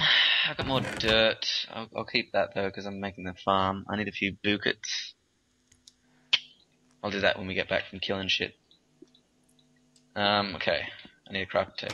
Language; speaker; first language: English; native; English